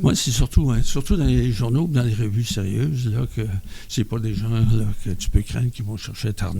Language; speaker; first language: French; native; French